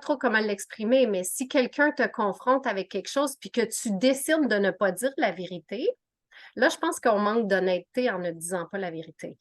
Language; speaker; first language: French; native; French